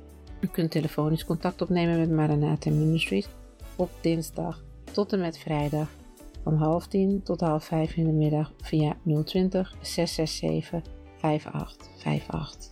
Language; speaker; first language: Dutch; native; Dutch